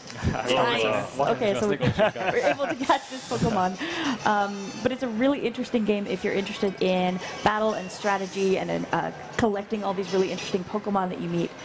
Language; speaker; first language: English; native; English